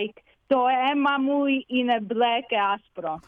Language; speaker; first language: Greek; early bilingual, heritage; Greek